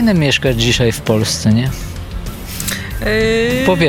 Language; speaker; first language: Polish; non-native, fluent; Bulgarian